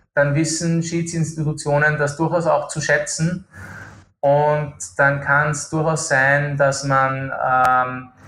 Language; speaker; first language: German; native; German